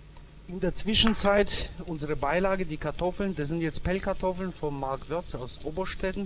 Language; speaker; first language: German; native; German